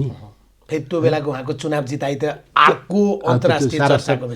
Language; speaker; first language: Nepali; native; Nepali